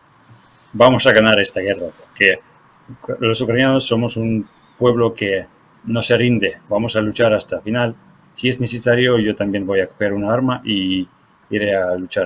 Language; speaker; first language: Spanish; non-native, fluent; Ukrainian